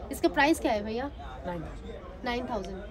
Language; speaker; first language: Hindi; non-native, local second language; Bangla